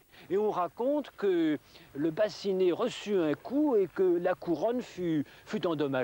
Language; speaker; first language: French; native; French